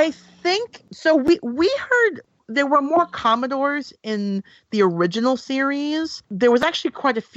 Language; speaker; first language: English; native; English